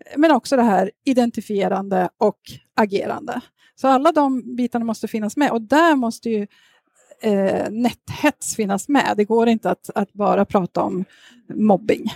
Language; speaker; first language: Swedish; native; Swedish